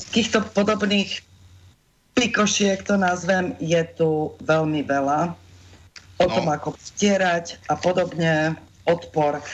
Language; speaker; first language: Slovak; native; Slovak